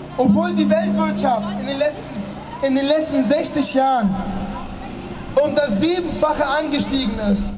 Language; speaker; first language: German; early bilingual, other home language; Arabic